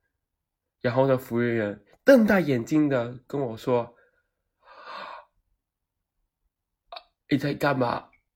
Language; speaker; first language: Chinese; non-native, local second language; Cantonese